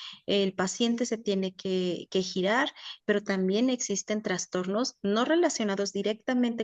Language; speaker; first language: Spanish; native; Spanish